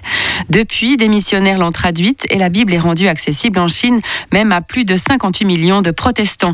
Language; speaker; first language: French; native; French